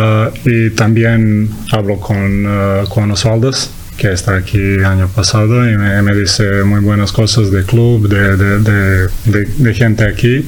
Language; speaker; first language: Spanish; non-native, learner; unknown